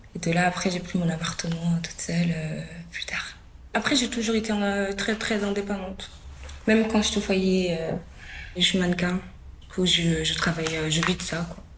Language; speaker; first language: French; early bilingual, other home language; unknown